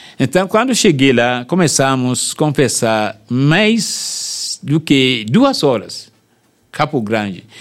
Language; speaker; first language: Portuguese; non-native, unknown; Yoruba